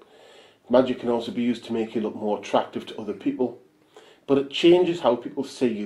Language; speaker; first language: English; native; English